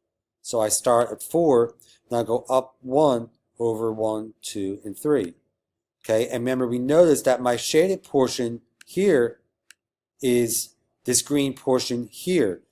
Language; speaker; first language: English; native; English